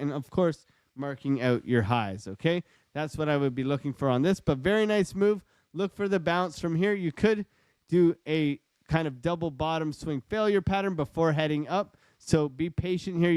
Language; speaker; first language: English; native; English